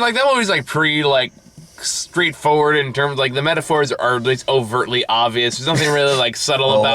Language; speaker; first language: English; native; English